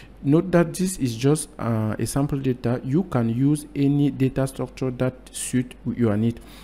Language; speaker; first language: English; non-native, local second language; French